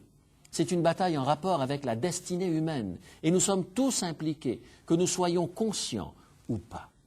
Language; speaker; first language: French; native; French